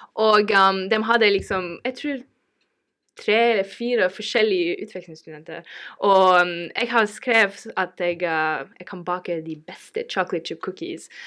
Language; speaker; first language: Norwegian; non-native, learner; English